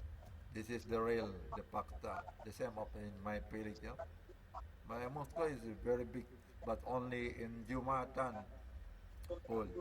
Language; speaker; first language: English; non-native, learner; Sasak